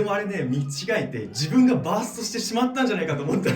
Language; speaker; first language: Japanese; native; Japanese